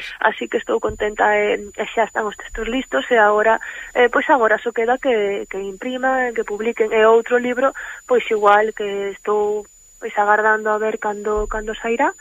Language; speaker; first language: Galician; native; Galician